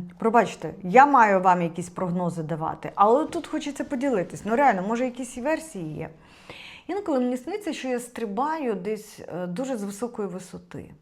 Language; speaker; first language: Ukrainian; non-native, local second language; Russian